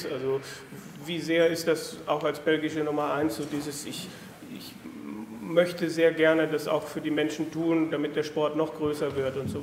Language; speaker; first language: German; native; German